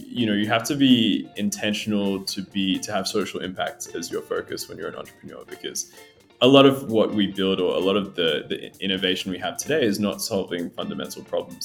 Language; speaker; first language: English; native; English